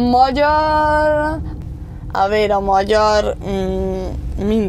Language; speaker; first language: Hungarian; early bilingual, heritage; Spanish